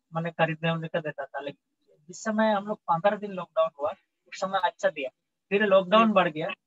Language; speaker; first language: Hindi; native; Hindi